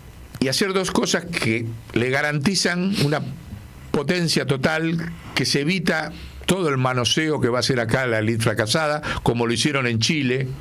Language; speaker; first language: Spanish; native; Spanish